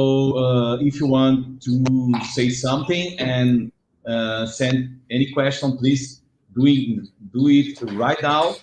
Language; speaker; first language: English; non-native, learner; Portuguese